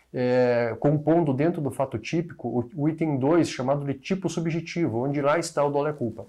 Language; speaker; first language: Portuguese; native; Portuguese